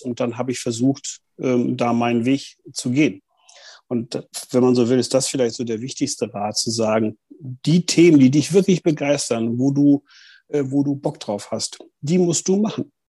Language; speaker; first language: German; native; German